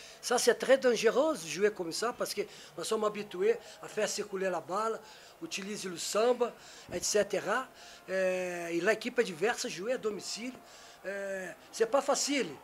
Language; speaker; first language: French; non-native, learner; Portuguese